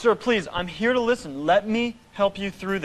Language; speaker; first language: English; native; English